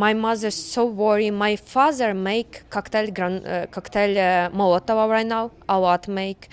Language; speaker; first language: English; non-native, learner; Ukrainian